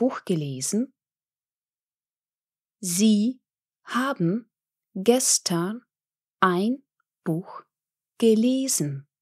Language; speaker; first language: German; non-native, fluent; Russian